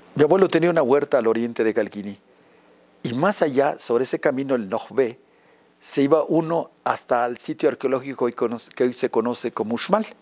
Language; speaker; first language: Spanish; non-native, local second language; Yucateco